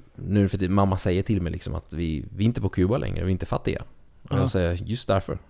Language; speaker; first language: Swedish; early bilingual, other home language; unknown